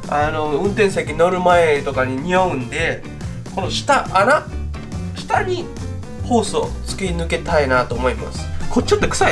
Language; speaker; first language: Japanese; native; Japanese